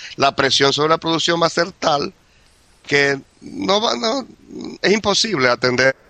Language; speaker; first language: Spanish; native; Spanish